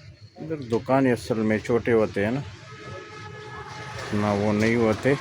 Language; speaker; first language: Hindi; non-native, local second language; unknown